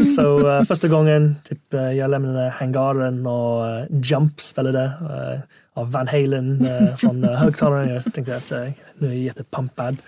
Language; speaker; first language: Swedish; non-native, fluent; English